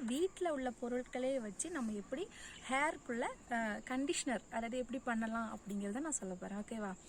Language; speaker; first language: Tamil; non-native, local second language; Malayalam